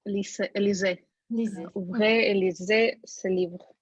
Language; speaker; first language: French; non-native, learner; Russian